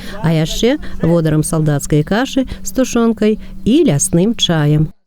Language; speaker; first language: Belarusian; native; Belarusian